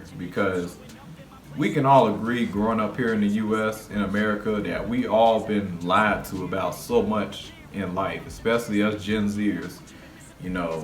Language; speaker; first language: English; native; English